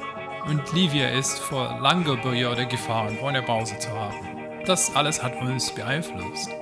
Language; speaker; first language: German; non-native, learner; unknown